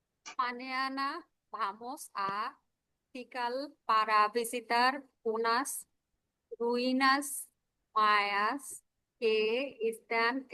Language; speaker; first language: Spanish; non-native, learner; Bangla